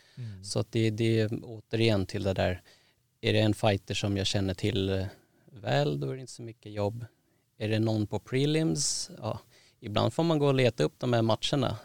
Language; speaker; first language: Swedish; native; Swedish